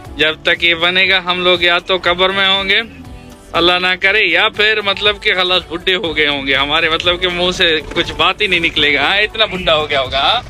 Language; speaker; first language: Hindi; non-native, local second language; Bangla